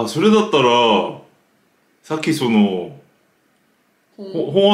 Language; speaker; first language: Japanese; non-native, fluent; Korean